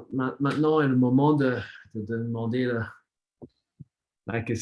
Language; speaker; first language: French; non-native, fluent; English